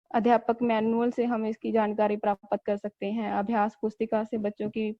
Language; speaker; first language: Hindi; non-native, local second language; Punjabi